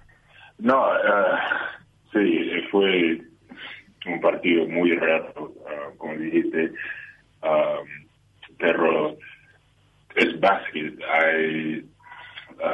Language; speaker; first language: Spanish; non-native, learner; English